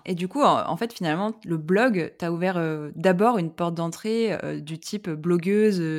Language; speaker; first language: French; native; French